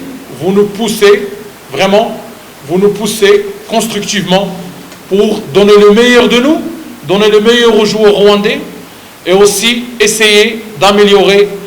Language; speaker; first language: French; non-native, fluent; Arabic